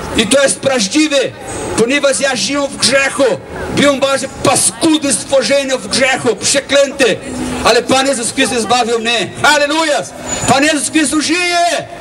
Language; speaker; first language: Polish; non-native, learner; Portuguese